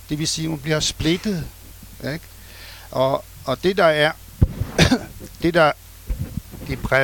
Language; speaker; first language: Danish; non-native, fluent; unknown